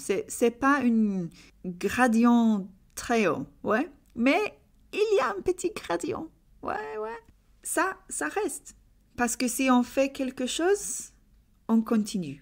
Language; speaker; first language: French; non-native, learner; English